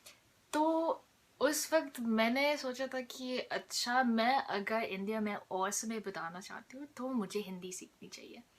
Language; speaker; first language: Hindi; non-native, fluent; English